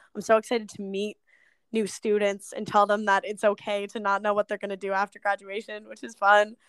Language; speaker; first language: English; native; English